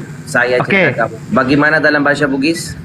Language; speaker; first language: Indonesian; non-native, learner; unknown